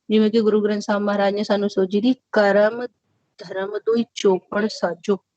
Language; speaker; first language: Hindi; non-native, local second language; Punjabi